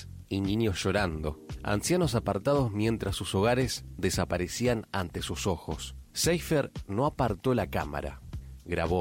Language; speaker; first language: Spanish; native; Spanish